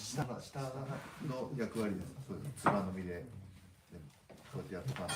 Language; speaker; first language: Japanese; native; Japanese